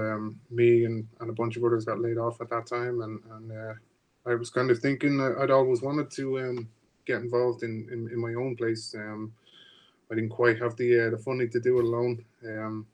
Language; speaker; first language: English; native; English